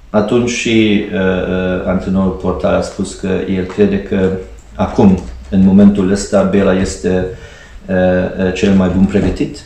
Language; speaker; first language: Romanian; non-native, fluent; Hungarian